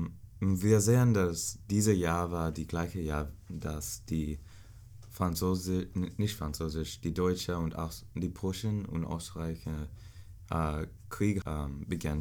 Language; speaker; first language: German; non-native, learner; English